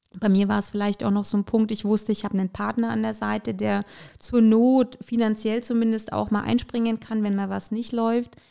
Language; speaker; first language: German; early bilingual, other home language; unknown